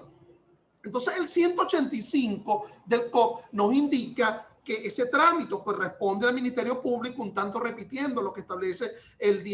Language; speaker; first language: Spanish; native; Spanish